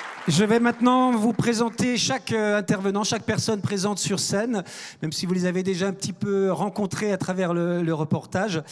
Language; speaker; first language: French; native; French